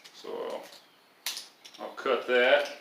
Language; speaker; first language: English; native; English